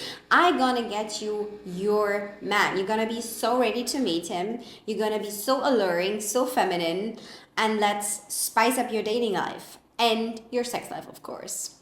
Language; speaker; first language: English; non-native, fluent; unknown